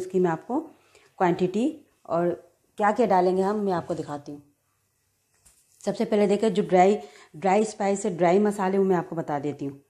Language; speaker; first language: Urdu; native; Urdu